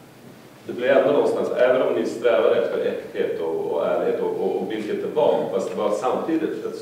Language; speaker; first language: Swedish; native; Swedish